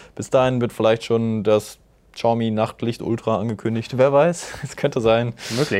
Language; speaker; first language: German; native; German